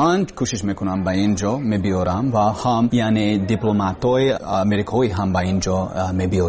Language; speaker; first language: Persian; non-native, learner; English